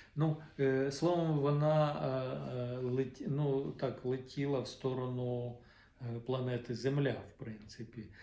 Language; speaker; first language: Ukrainian; non-native, local second language; Russian